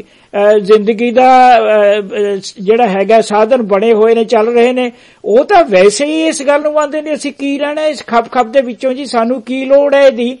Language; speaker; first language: Punjabi; native; Punjabi